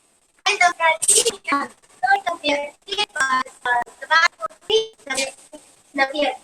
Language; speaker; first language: Russian; non-native, learner; Chinese